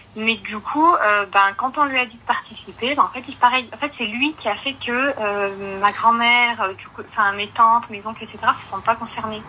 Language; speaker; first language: French; early bilingual, other home language; Arabic